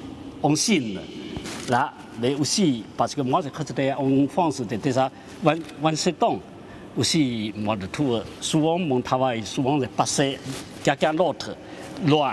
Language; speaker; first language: French; non-native, learner; Chinese